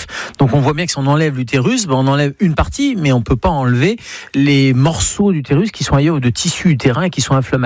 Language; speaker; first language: French; native; French